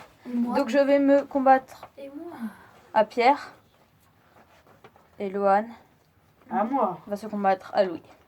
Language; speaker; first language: French; native; French